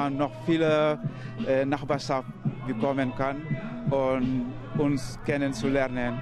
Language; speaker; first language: German; non-native, learner; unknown